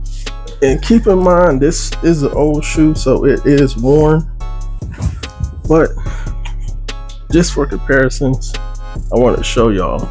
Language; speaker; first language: English; native; English